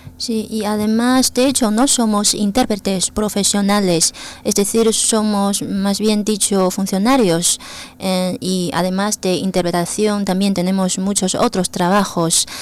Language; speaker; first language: Spanish; non-native, fluent; Chinese